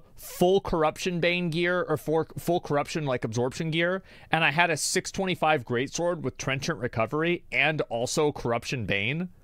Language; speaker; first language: English; native; English